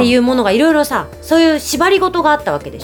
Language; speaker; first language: Japanese; native; Japanese